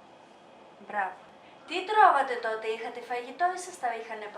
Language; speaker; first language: Greek; native; Greek